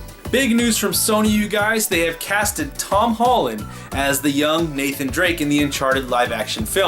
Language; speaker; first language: English; native; English